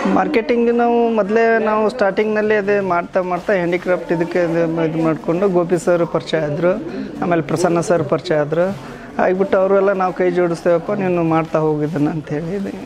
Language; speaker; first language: Kannada; native; Kannada